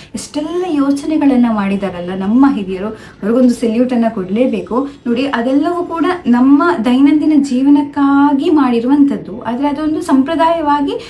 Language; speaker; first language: Kannada; non-native, local second language; Tulu